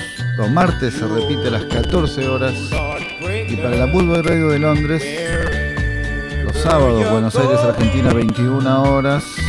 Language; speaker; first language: Spanish; native; Spanish